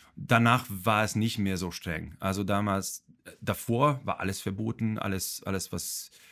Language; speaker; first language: German; non-native, fluent; Hungarian